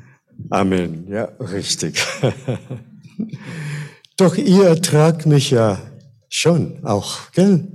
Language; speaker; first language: German; non-native, fluent; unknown